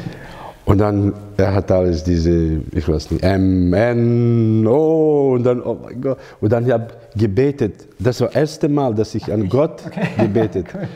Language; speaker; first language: German; non-native, learner; Croatian